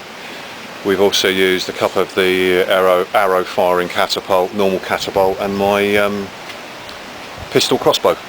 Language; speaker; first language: English; native; English